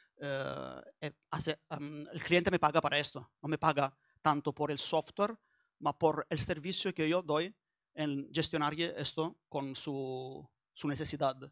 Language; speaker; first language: Spanish; non-native, learner; Italian